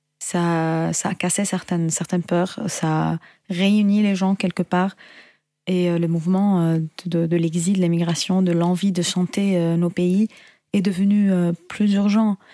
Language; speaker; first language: French; non-native, fluent; Arabic